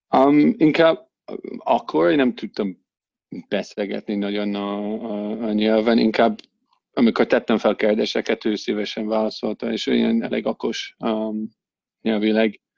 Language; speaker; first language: Hungarian; non-native, fluent; English